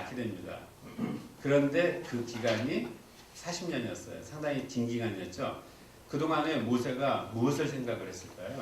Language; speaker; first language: Korean; native; Korean